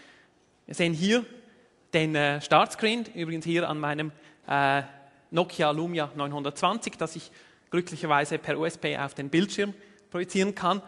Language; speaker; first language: German; native; German